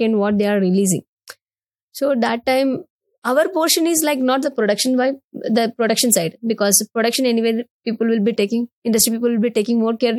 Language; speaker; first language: English; non-native, local second language; Telugu